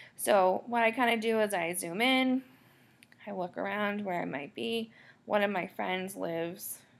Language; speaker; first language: English; native; English